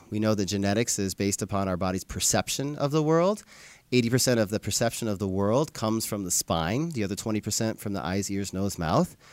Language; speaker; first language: English; native; English